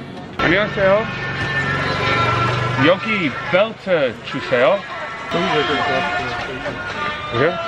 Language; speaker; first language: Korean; non-native, learner; English